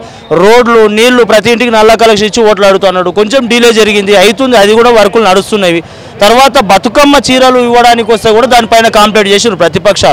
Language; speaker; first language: Telugu; native; Telugu